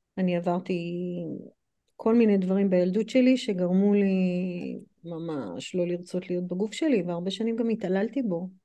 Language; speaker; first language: Hebrew; non-native, fluent; English